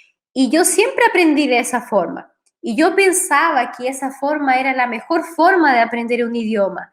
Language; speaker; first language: Spanish; non-native, fluent; Portuguese